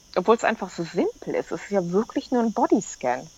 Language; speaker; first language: German; native; German